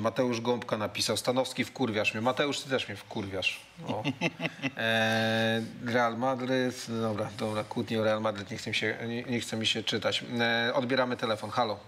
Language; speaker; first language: Polish; native; Polish